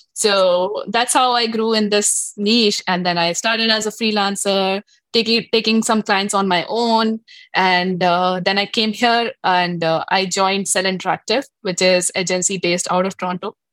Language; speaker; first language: English; non-native, local second language; Hindi